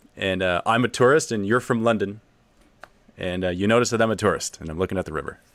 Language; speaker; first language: English; native; English